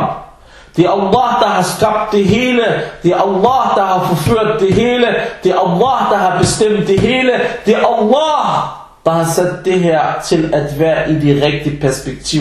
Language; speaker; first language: Danish; early bilingual, other home language; Arabic